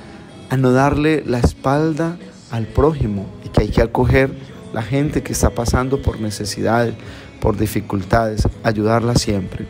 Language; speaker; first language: Spanish; native; Spanish